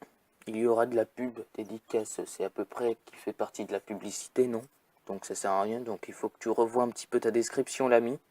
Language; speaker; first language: French; native; French